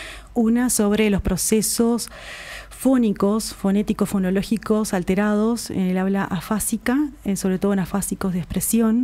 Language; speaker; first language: Spanish; native; Spanish